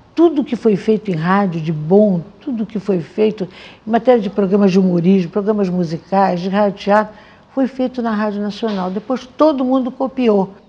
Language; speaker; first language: Portuguese; native; Portuguese